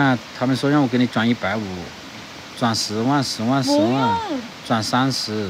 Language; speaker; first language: Chinese; native; Chinese